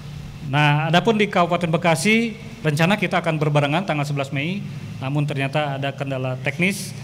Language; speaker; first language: Indonesian; native; Indonesian